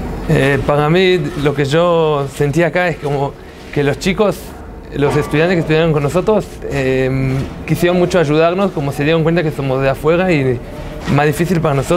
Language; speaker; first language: Spanish; non-native, fluent; Hebrew